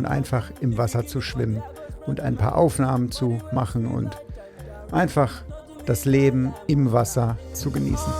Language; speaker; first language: German; native; German